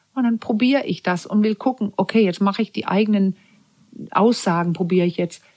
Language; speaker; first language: German; non-native, fluent; Danish